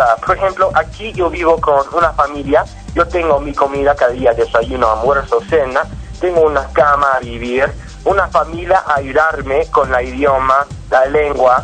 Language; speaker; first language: Spanish; non-native, learner; English